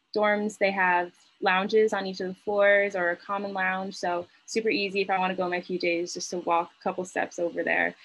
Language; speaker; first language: English; native; English